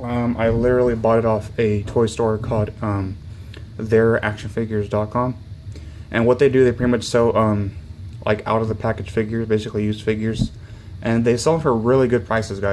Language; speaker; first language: English; native; English